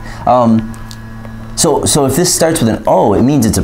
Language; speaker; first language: English; native; English